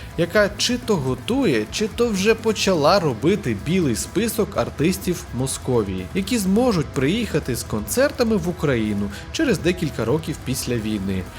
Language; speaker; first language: Ukrainian; native; Ukrainian